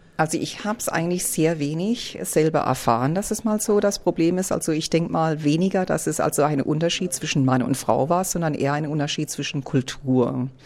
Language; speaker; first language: German; early bilingual, heritage; English